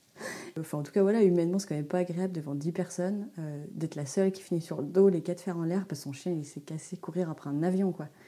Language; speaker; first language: French; native; French